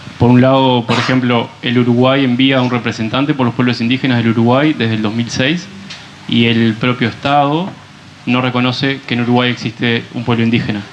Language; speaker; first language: Spanish; native; Spanish